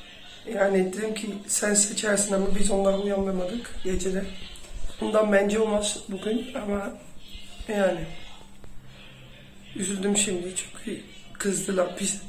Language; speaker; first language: Turkish; early bilingual, heritage; Turkish